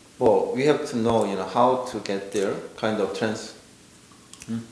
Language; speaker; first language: English; non-native, learner; Korean